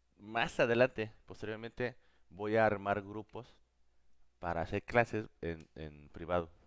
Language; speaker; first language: Spanish; non-native, fluent; Korean